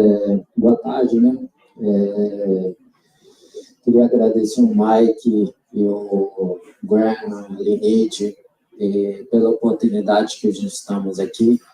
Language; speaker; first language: Portuguese; non-native, local second language; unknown